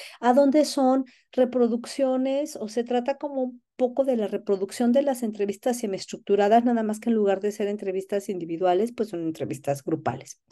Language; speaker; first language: Spanish; native; Spanish